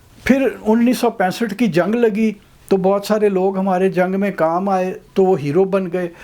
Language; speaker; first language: Urdu; non-native, local second language; Punjabi